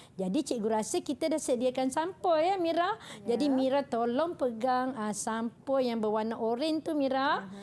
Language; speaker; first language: Malay; native; Malay